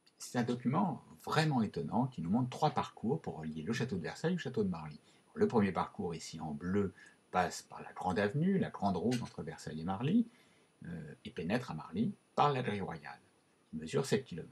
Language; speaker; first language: French; native; French